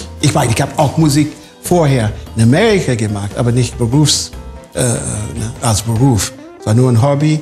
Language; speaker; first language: German; non-native, fluent; English